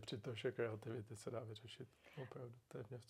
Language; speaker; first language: Czech; native; Czech